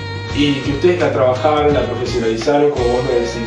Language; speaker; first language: Spanish; native; Spanish